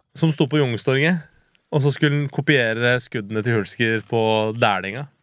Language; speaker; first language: Norwegian; early bilingual, other home language; Persian